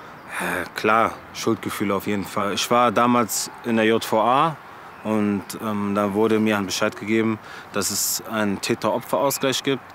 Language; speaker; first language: German; early bilingual, other home language; French